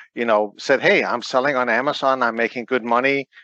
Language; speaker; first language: English; non-native, fluent; Danish